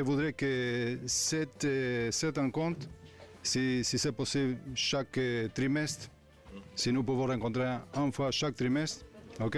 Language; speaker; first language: French; non-native, learner; Hebrew